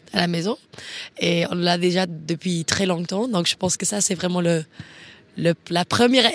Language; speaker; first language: French; non-native, fluent; Dutch